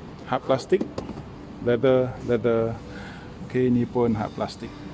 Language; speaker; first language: English; non-native, local second language; Malay